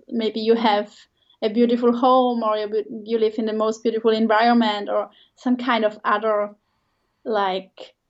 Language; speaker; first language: English; non-native, fluent; Swiss German